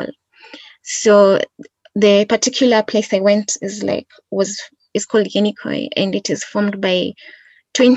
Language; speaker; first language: English; non-native, local second language; Gusii